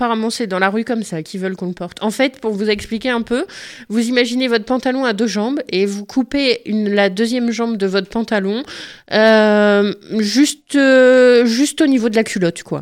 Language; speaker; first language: French; native; French